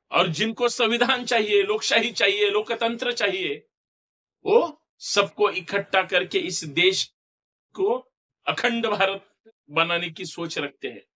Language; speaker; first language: Hindi; non-native, local second language; Marathi